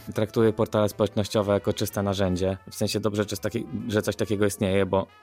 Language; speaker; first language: Polish; native; Polish